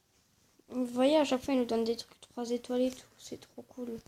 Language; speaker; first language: French; native; French